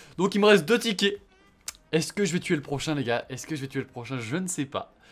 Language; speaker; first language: French; native; French